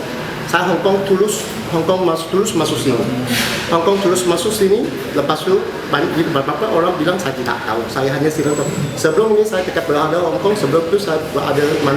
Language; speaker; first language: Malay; non-native, local second language; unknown